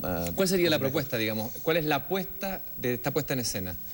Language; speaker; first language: Spanish; native; Spanish